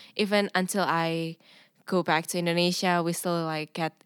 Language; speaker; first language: English; non-native, fluent; Indonesian